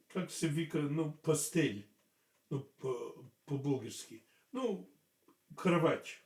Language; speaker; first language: Bulgarian; non-native, fluent; English